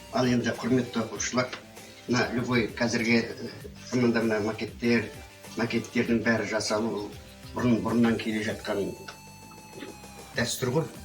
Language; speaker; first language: Kazakh; native; Kazakh